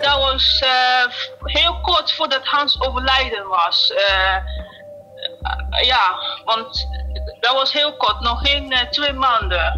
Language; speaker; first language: Dutch; non-native, learner; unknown